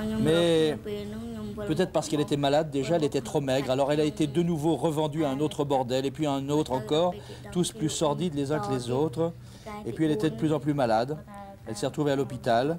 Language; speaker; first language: French; native; French